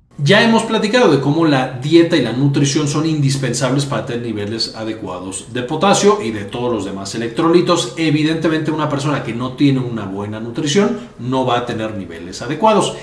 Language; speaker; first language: Spanish; native; Spanish